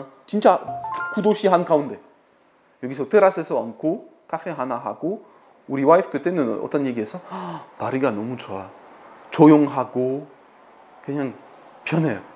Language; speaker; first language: Korean; non-native, fluent; French